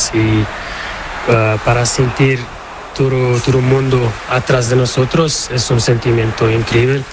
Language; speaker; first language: Spanish; non-native, learner; Portuguese